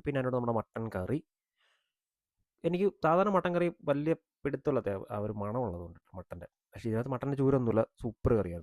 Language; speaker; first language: Malayalam; native; Malayalam